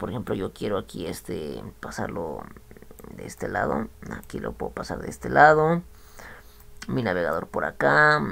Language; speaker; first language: Spanish; native; Spanish